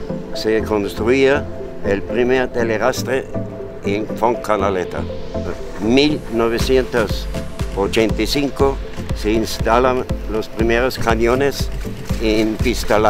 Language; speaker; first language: Spanish; non-native, fluent; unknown